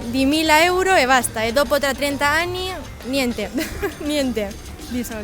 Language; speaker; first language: Italian; non-native, learner; Spanish